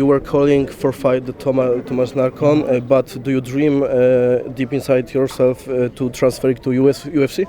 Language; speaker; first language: English; non-native, learner; Polish